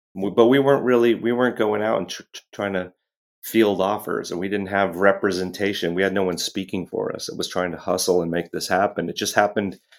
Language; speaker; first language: English; native; English